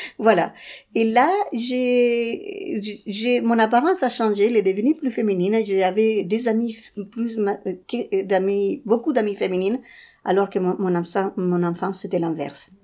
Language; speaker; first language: French; non-native, fluent; Spanish